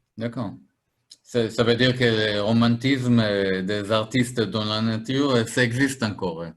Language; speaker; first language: French; non-native, fluent; Hebrew